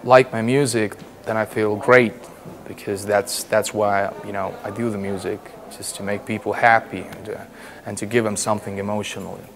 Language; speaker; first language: English; non-native, fluent; Estonian